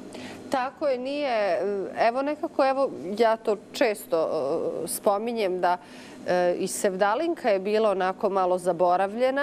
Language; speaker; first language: Bosnian; native; Bosnian